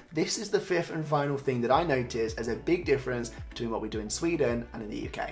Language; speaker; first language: English; native; English